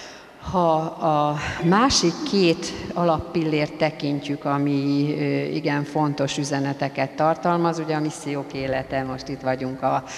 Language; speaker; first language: Hungarian; native; Hungarian